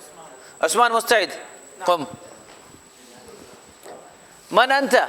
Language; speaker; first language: Arabic; non-native, fluent; Urdu